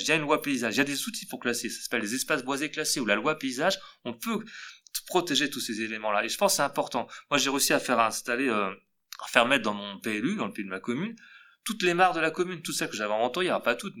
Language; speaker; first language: French; native; French